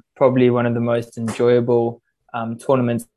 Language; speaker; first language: English; native; English